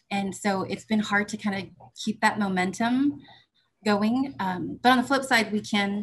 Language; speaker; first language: English; native; English